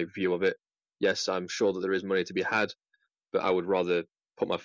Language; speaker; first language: English; native; English